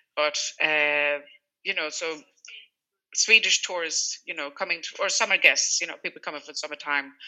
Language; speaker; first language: English; non-native, fluent; Swedish